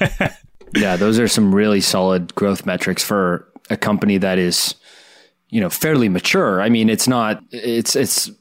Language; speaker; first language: English; native; English